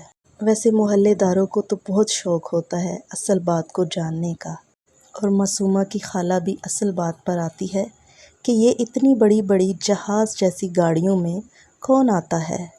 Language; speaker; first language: Urdu; native; Urdu